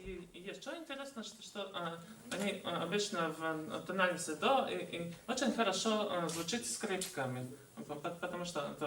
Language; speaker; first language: Russian; non-native, local second language; Latvian